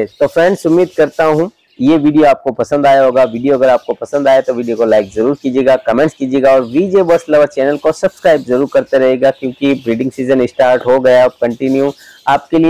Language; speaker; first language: Hindi; native; Hindi